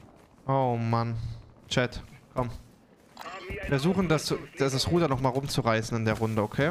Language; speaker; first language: German; native; German